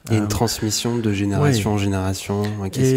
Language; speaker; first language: French; native; French